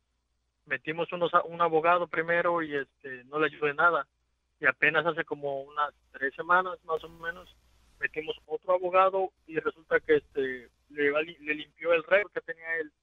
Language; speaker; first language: Spanish; native; Spanish